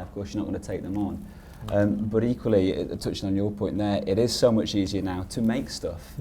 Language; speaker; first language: English; native; English